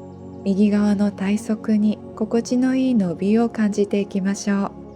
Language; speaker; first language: Japanese; native; Japanese